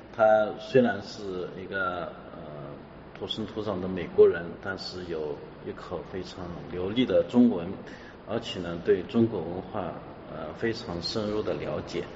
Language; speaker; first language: Chinese; native; Chinese